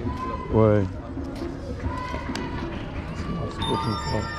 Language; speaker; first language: French; non-native, fluent; English